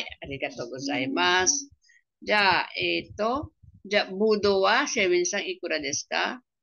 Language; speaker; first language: Japanese; non-native, fluent; Filipino